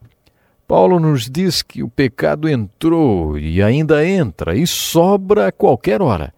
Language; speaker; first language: Portuguese; native; Portuguese